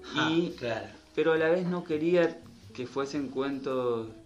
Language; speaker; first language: Spanish; native; Spanish